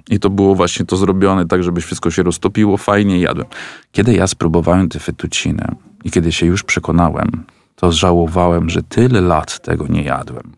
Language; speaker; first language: Polish; non-native, fluent; Italian